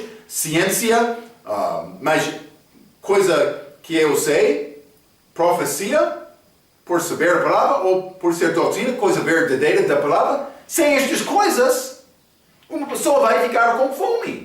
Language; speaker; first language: Portuguese; non-native, learner; English